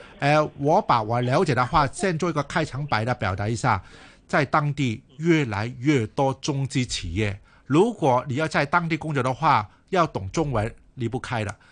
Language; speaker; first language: Chinese; non-native, local second language; Cantonese